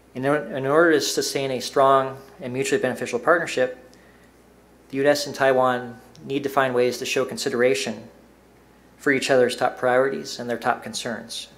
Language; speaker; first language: English; native; English